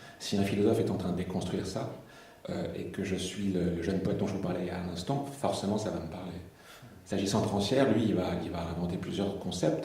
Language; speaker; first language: French; native; French